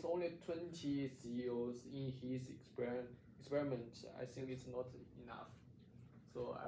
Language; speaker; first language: English; non-native, learner; Chinese